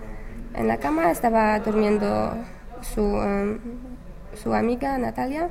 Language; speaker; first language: Spanish; non-native, learner; English